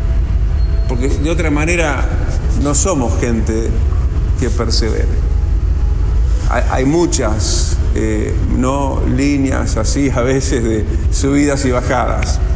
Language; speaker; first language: Spanish; native; Spanish